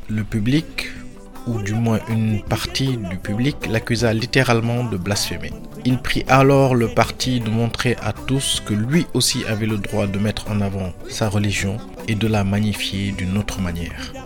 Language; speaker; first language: French; non-native, local second language; Wolof